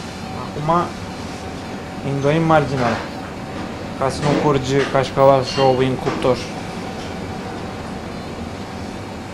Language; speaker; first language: Romanian; non-native, learner; Turkish